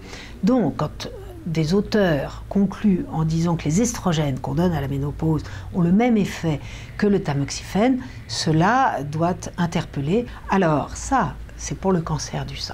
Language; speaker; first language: French; native; French